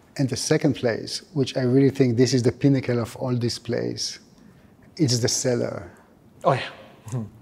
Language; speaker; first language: English; non-native, fluent; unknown